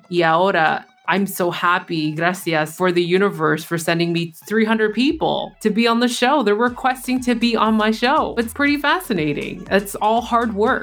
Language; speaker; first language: English; early bilingual, other home language; Spanish